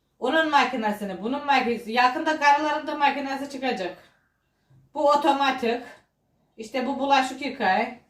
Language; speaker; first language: Turkish; native; Turkish